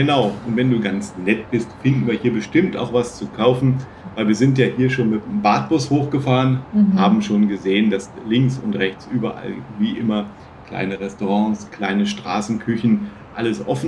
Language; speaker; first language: German; native; German